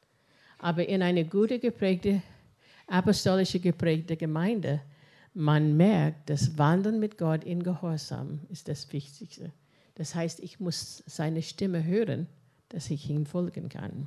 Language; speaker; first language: German; non-native, fluent; English